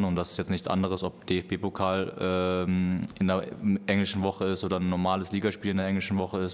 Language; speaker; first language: German; native; German